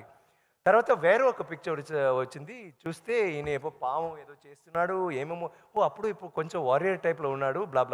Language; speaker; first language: Telugu; non-native, learner; Tamil